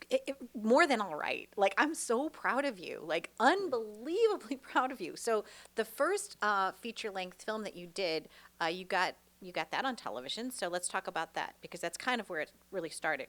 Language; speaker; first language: English; native; English